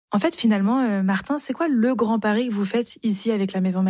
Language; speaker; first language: French; native; French